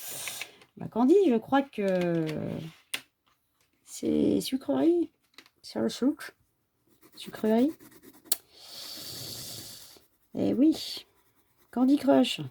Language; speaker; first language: French; native; French